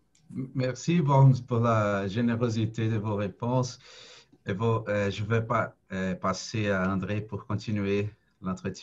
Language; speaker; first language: French; non-native, fluent; Portuguese